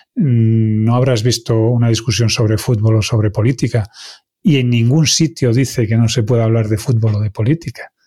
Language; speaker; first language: Spanish; non-native, local second language; Galician